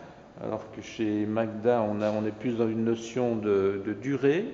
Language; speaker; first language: French; native; French